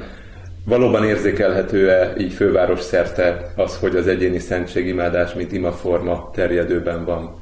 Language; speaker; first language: Hungarian; native; Hungarian